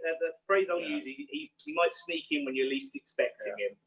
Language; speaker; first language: English; native; English